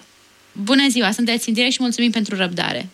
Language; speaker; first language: Romanian; native; Romanian